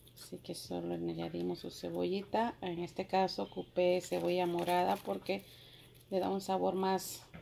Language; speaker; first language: Spanish; native; Spanish